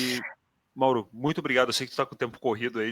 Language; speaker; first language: Portuguese; native; Portuguese